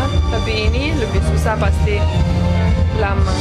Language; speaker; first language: Indonesian; non-native, learner; Romanian